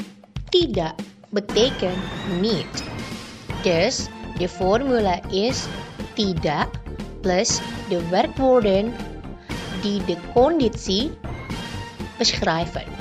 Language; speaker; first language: Dutch; non-native, learner; Indonesian